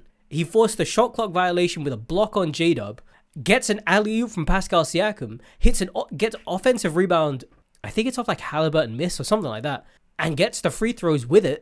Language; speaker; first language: English; native; English